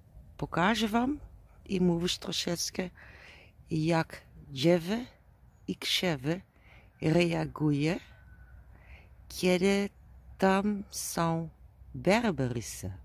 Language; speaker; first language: Polish; non-native, learner; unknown